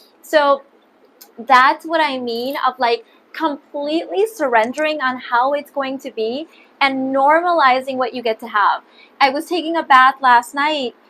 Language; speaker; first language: English; early bilingual, other home language; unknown